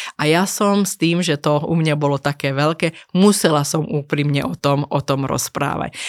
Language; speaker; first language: Slovak; non-native, local second language; Hungarian